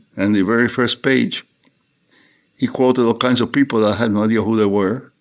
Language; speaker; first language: English; non-native, fluent; Spanish